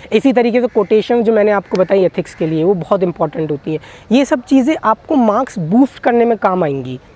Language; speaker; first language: Hindi; native; Hindi